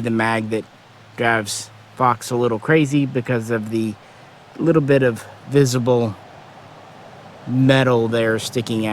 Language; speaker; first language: English; native; English